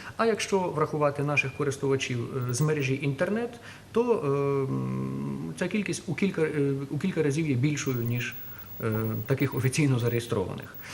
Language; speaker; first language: Ukrainian; native; Ukrainian